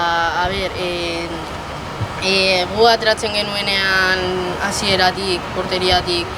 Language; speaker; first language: Basque; non-native, local second language; Spanish